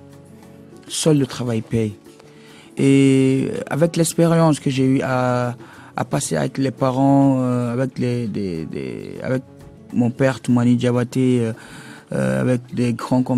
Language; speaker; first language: French; non-native, local second language; Bambara